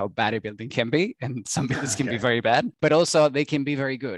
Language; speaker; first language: English; non-native, fluent; Spanish